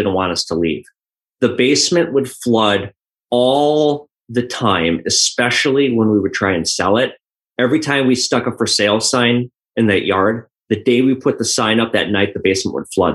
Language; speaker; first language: English; native; English